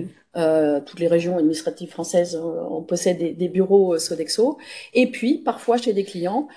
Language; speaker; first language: French; native; French